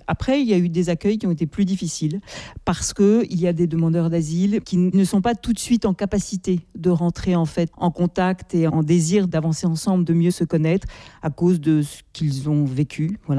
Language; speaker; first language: French; native; French